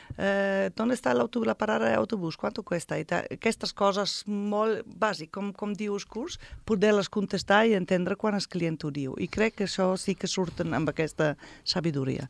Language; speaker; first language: Catalan; non-native, fluent; German